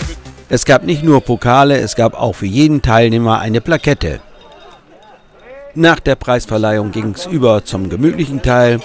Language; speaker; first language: German; native; German